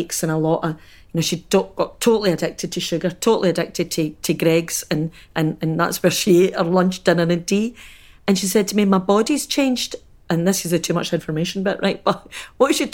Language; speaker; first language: English; native; English